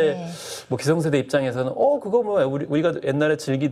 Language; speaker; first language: Korean; native; Korean